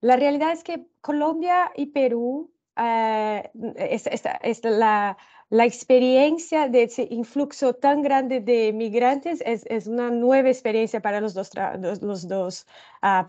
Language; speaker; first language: Spanish; non-native, fluent; Portuguese